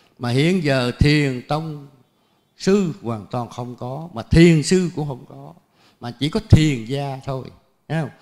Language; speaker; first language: Vietnamese; native; Vietnamese